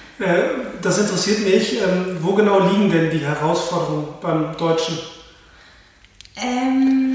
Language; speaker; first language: German; native; German